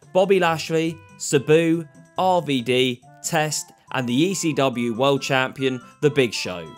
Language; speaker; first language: English; native; English